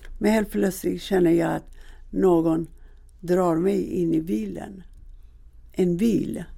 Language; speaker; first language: Swedish; non-native, fluent; Persian